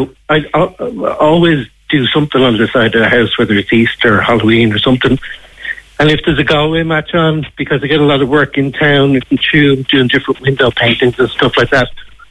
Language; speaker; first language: English; native; English